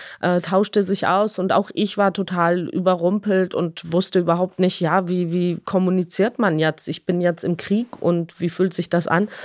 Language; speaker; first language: German; non-native, fluent; Georgian